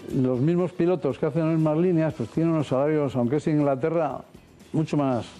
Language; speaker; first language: Spanish; native; Spanish